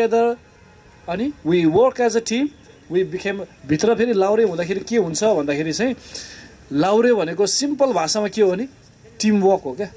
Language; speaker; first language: Nepali; native; Nepali